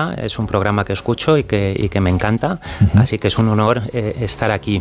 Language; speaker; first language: Spanish; native; Spanish